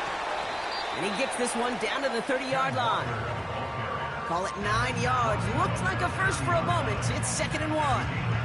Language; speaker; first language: English; native; English